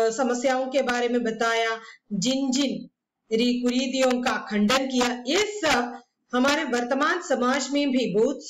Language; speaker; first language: Hindi; non-native, local second language; Malayalam